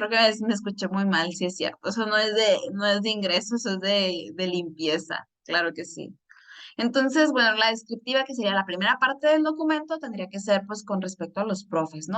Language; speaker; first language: Spanish; native; Spanish